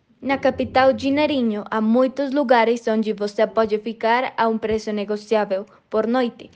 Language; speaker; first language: Portuguese; non-native, learner; Spanish